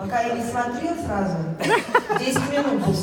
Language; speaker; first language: Russian; native; Russian